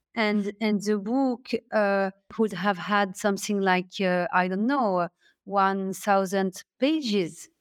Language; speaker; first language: English; non-native, fluent; French